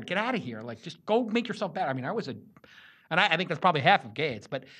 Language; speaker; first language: English; native; English